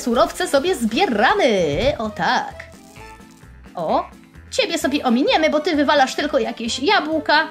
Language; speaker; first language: Polish; native; Polish